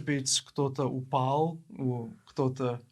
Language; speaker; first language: Russian; non-native, learner; English